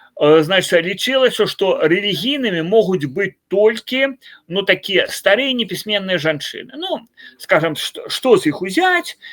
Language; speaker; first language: Belarusian; native; Belarusian